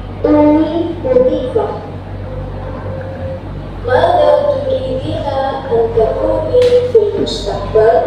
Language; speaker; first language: Arabic; non-native, learner; Indonesian